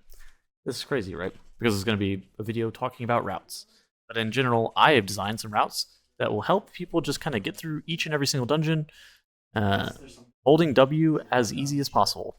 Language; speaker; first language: English; native; English